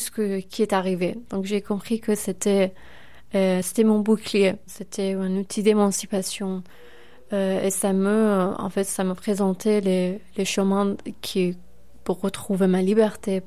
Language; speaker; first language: French; non-native, fluent; Persian